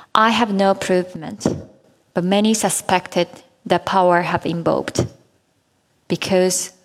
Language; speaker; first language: English; non-native, fluent; Japanese